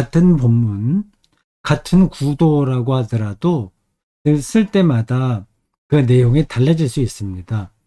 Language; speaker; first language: Korean; native; Korean